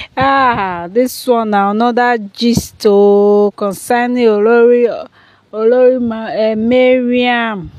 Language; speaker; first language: Nigerian Pidgin; non-native, local second language; Yoruba